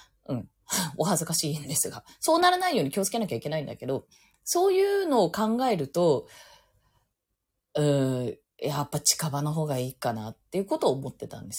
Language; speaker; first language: Japanese; native; Japanese